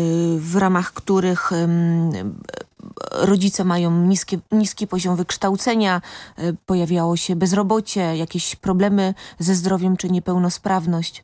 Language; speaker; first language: Polish; native; Polish